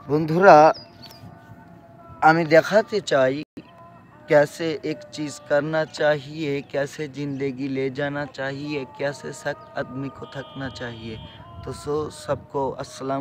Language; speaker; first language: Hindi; non-native, learner; Bangla